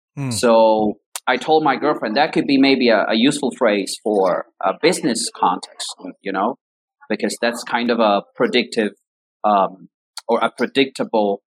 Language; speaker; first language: English; non-native, fluent; Spanish